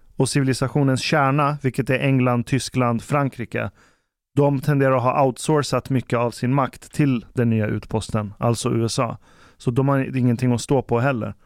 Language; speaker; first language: Swedish; early bilingual, other home language; Persian